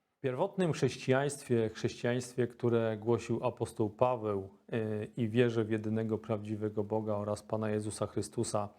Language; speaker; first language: Polish; native; Polish